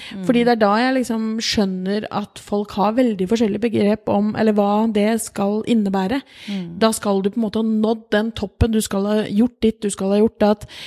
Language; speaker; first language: Norwegian; native; Norwegian